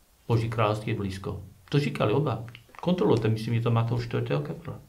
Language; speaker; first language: Czech; non-native, learner; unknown